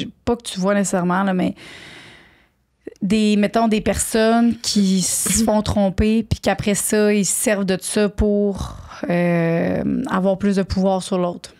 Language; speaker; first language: French; native; French